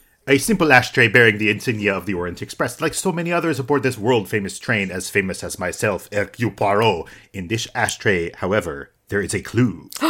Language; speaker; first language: English; native; English